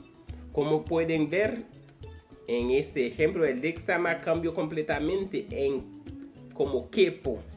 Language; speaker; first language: Spanish; non-native, fluent; Haitian Creole